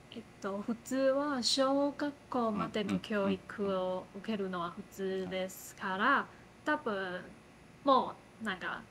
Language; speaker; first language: Japanese; non-native, fluent; Chinese